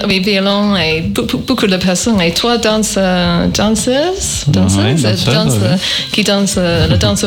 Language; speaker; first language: French; non-native, learner; English